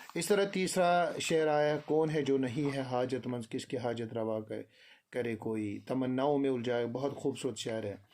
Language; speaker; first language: Urdu; non-native, local second language; Kashmiri